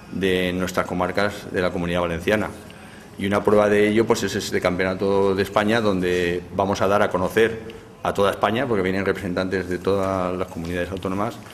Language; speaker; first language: Spanish; native; Spanish